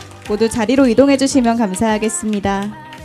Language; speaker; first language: Korean; native; Korean